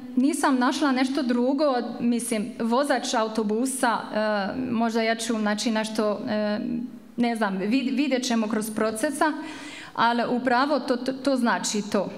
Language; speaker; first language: Serbian; non-native, fluent; French